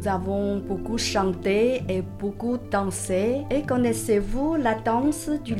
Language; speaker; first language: French; non-native, fluent; Chinese